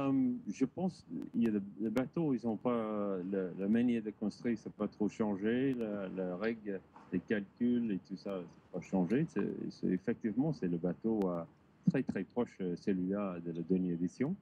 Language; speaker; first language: French; non-native, learner; English